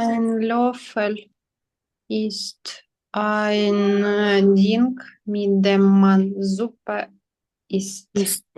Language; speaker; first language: German; non-native, learner; Ukrainian